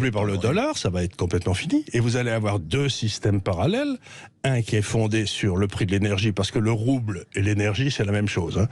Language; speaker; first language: French; native; French